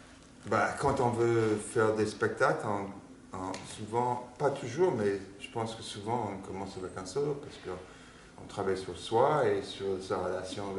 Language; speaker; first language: French; non-native, fluent; English